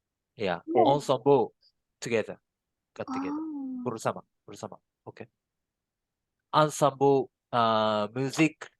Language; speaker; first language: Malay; non-native, learner; Japanese